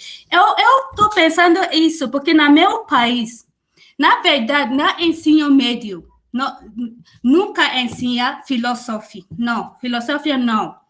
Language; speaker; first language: Portuguese; non-native, learner; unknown